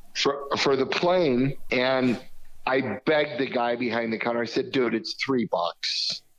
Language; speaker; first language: English; native; English